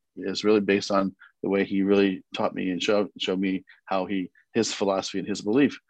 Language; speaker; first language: English; early bilingual, other home language; Korean